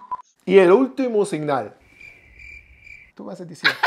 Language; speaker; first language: Spanish; non-native, learner; German